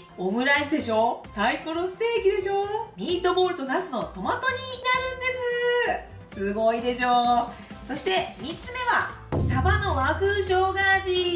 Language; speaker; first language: Japanese; native; Japanese